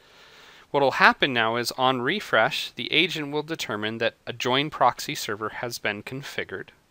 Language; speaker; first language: English; native; English